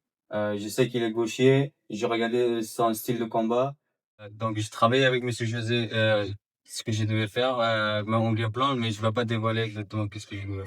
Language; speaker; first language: French; non-native, fluent; Persian